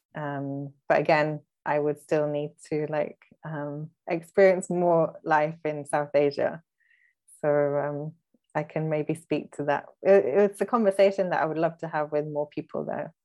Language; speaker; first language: English; early bilingual, other home language; Hindi